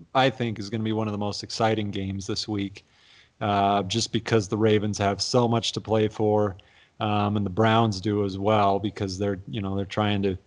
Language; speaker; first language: English; native; English